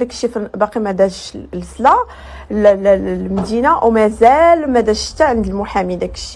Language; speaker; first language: Arabic; native; Arabic